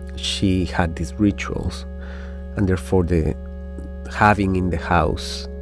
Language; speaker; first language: English; non-native, fluent; Spanish